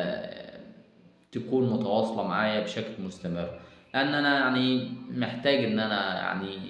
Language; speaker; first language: Arabic; native; Arabic